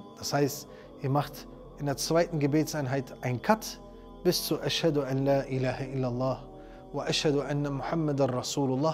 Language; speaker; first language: German; native; German